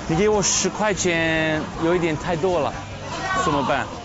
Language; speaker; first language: Chinese; non-native, fluent; English